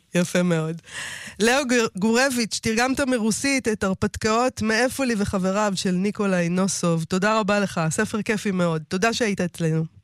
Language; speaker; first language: Hebrew; native; Hebrew